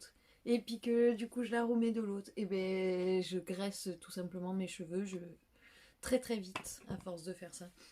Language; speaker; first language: French; native; French